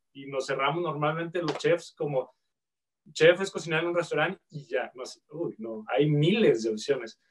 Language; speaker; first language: Spanish; native; Spanish